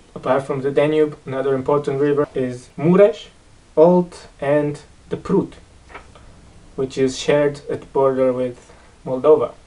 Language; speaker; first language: English; non-native, fluent; Romanian